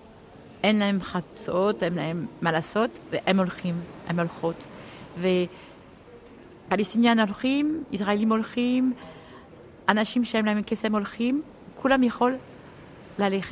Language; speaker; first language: Hebrew; early bilingual, heritage; French